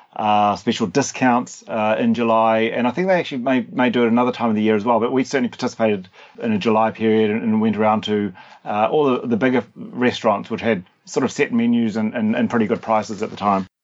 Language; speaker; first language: English; native; English